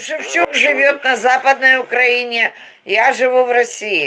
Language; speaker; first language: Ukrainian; non-native, learner; Russian